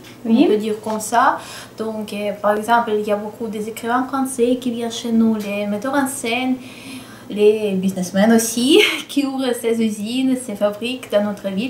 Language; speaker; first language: French; non-native, fluent; Russian